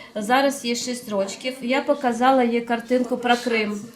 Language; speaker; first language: Ukrainian; non-native, local second language; Russian